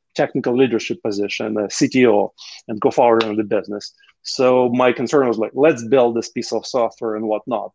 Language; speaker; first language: English; non-native, fluent; Russian